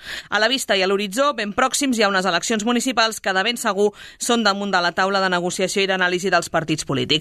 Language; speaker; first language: Catalan; native; Catalan